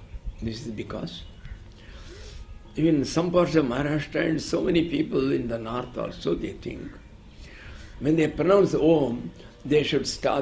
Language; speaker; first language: English; non-native, local second language; Tamil